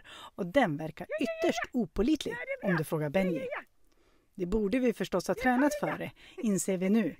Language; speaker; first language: Swedish; native; Swedish